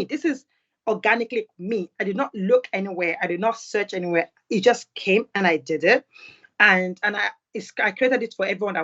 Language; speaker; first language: English; non-native, local second language; Yoruba